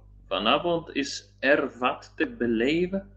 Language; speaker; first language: Dutch; non-native, learner; Polish